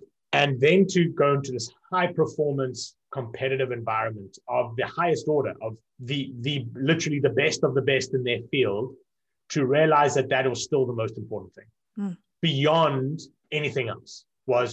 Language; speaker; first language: English; native; English